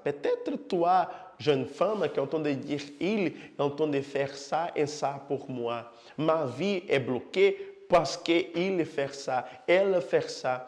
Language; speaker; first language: French; non-native, fluent; Portuguese